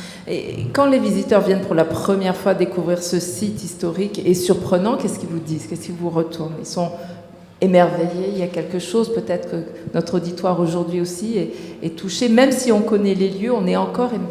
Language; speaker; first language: French; native; French